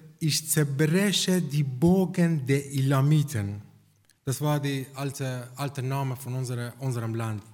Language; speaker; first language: German; non-native, fluent; Persian